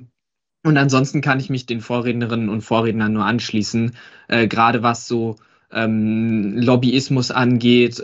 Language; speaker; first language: German; native; German